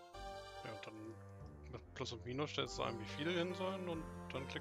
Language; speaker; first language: German; native; German